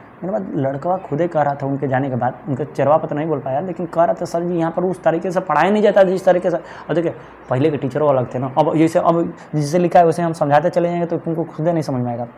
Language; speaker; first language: Hindi; native; Hindi